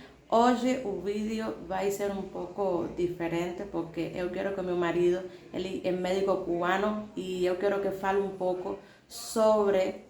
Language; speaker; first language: Portuguese; non-native, fluent; Spanish